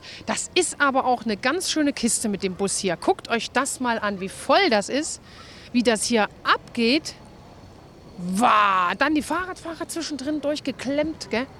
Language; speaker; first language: German; native; German